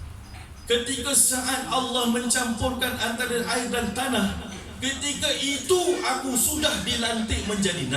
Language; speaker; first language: Malay; native; Malay